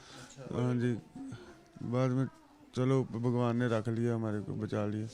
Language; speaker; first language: Hindi; non-native, local second language; Punjabi